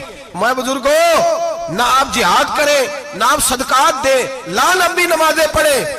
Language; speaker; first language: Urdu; non-native, local second language; Punjabi